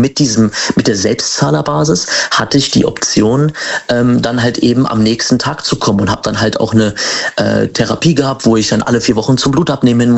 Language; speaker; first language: German; native; German